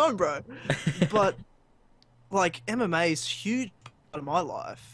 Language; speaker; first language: English; native; English